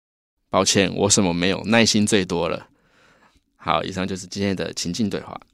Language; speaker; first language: Chinese; native; Chinese